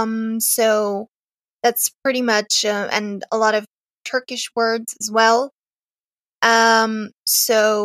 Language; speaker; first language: English; non-native, fluent; Serbian